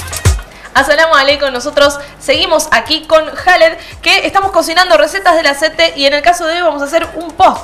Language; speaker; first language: Spanish; native; Spanish